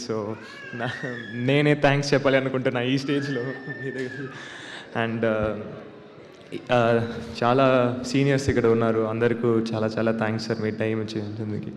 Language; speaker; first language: Telugu; non-native, learner; Tamil